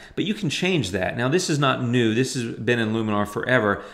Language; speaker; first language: English; native; English